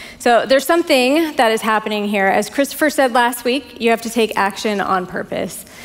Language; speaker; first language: English; native; English